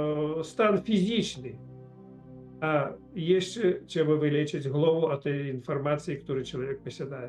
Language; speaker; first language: Polish; non-native, learner; Russian